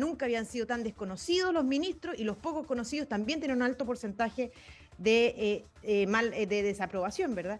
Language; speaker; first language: Spanish; native; Spanish